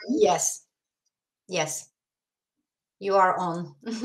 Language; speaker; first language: English; non-native, fluent; Polish